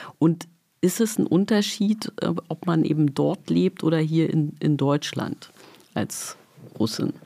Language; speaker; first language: German; native; German